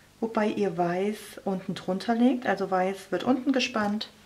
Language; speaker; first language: German; native; German